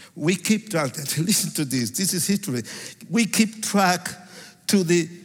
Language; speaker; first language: English; non-native, fluent; Spanish